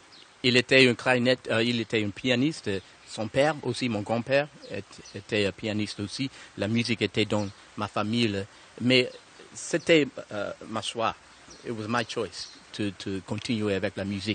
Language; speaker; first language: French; non-native, learner; English